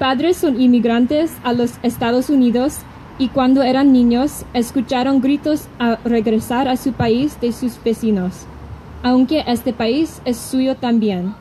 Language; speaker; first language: Spanish; non-native, learner; English